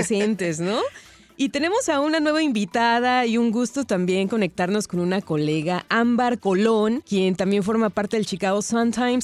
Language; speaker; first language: Spanish; native; Spanish